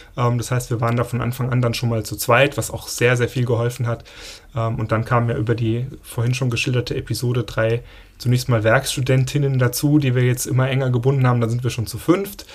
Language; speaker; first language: German; native; German